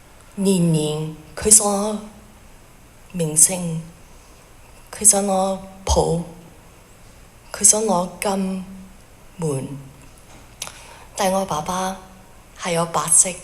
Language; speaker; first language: Cantonese; early bilingual, heritage; Cantonese